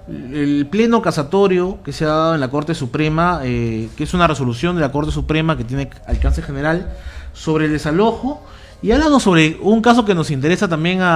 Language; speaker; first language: Spanish; native; Spanish